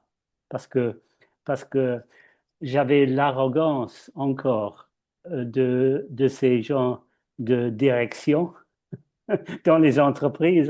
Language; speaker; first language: French; non-native, fluent; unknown